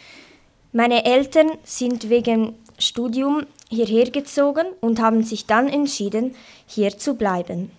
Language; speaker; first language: German; early bilingual, other home language; Italian